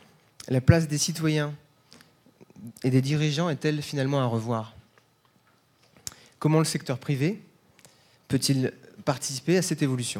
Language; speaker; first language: French; native; French